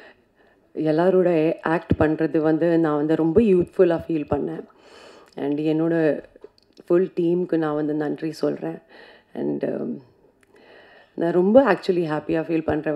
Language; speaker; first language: Tamil; non-native, fluent; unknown